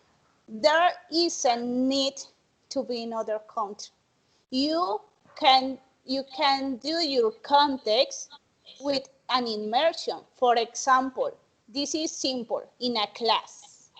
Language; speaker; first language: English; non-native, learner; Spanish